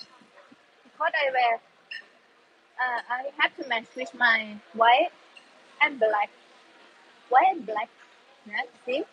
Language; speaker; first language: English; non-native, learner; Thai